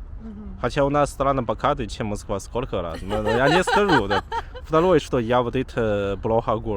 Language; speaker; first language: Russian; non-native, learner; Chinese